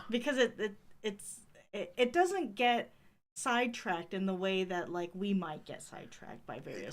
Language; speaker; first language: English; native; English